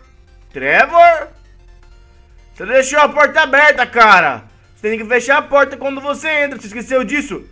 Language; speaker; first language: Portuguese; native; Portuguese